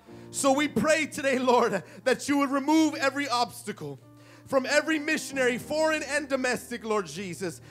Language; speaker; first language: English; early bilingual, other home language; Spanish